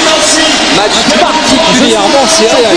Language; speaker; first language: French; native; French